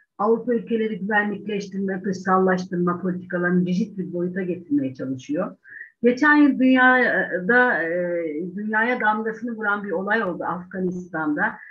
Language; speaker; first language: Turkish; native; Turkish